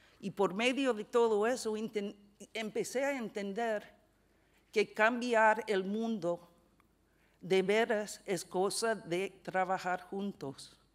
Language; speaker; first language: Spanish; non-native, fluent; English